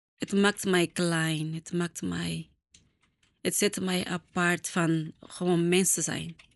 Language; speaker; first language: Dutch; non-native, fluent; Portuguese